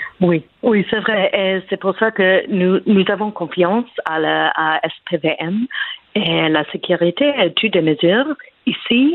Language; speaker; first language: French; non-native, fluent; English